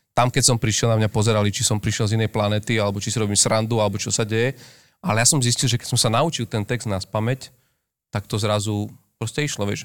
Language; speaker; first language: Slovak; native; Slovak